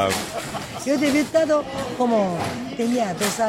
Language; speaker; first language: Spanish; non-native, learner; Japanese